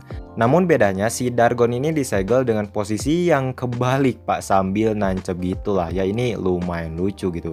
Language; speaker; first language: Indonesian; native; Indonesian